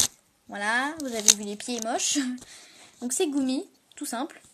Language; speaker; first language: French; native; French